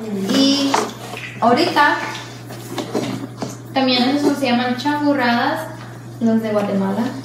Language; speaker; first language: Spanish; early bilingual, heritage; Spanish